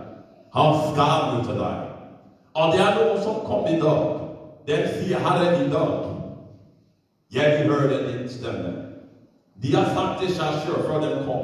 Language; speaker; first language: Norwegian; non-native, fluent; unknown